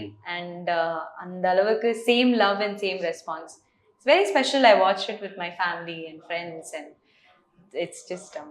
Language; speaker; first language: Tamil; non-native, local second language; Malayalam